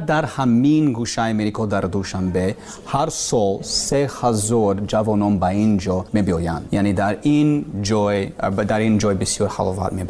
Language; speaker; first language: Persian; non-native, learner; English